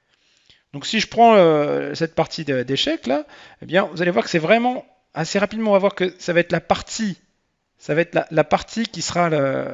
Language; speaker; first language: French; native; French